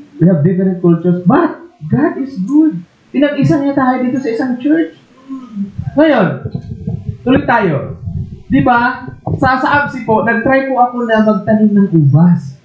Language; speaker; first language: Filipino; non-native, local second language; Waray